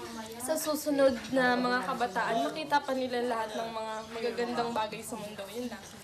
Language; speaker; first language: Filipino; native; Filipino